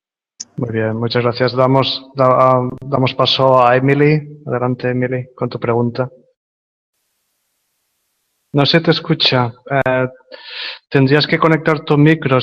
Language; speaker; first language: Spanish; native; Spanish